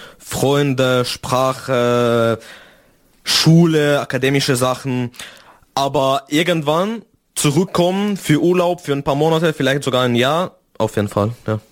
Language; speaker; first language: German; non-native, fluent; Russian